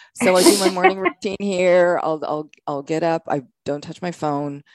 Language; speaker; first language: English; native; English